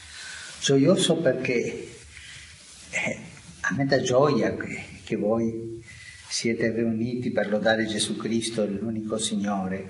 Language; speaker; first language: Italian; non-native, fluent; Spanish